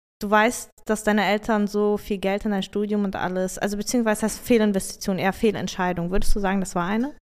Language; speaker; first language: German; native; German